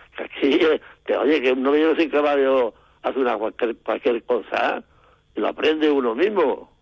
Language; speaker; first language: Spanish; native; Spanish